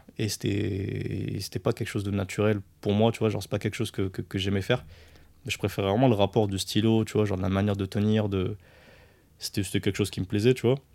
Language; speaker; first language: French; early bilingual, other home language; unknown